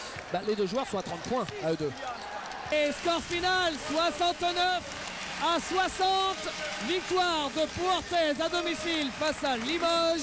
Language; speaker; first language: French; native; French